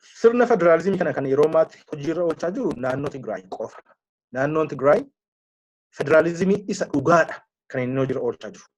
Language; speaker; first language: Oromo; native; Oromo